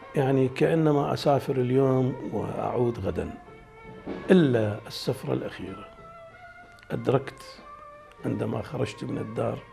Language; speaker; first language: Arabic; native; Arabic